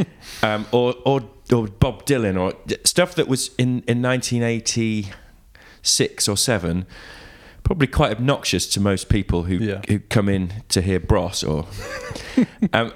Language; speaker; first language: English; native; English